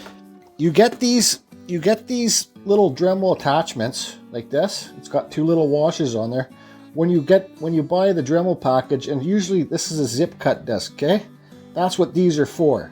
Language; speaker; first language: English; native; English